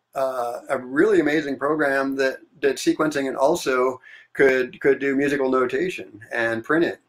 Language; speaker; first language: English; native; English